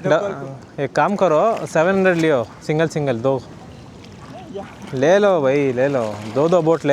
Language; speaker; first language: Hindi; non-native, local second language; Kannada